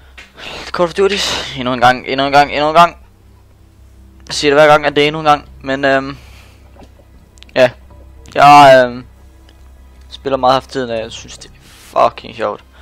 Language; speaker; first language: Danish; native; Danish